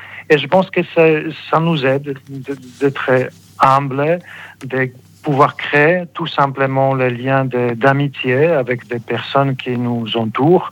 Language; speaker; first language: French; non-native, fluent; Polish